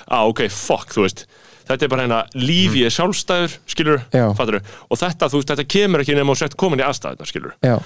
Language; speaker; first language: Icelandic; native; Icelandic